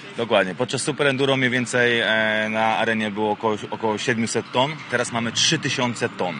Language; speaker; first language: Polish; native; Polish